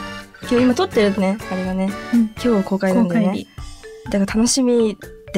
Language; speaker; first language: Japanese; native; Japanese